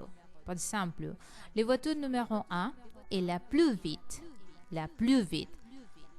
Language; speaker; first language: French; non-native, learner; Spanish